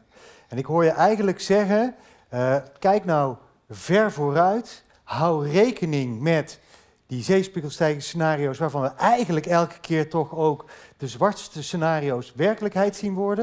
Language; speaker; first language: Dutch; native; Dutch